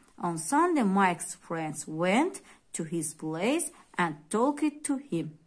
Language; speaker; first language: English; non-native, fluent; Azerbaijani